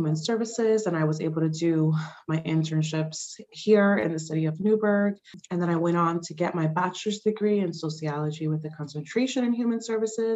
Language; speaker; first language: English; early bilingual, other home language; Spanish